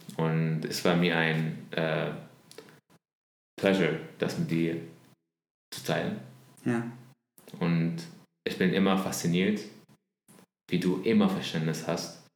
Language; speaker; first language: German; non-native, learner; Arabic